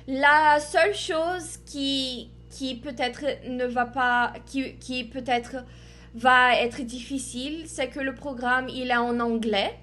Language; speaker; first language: French; non-native, fluent; Portuguese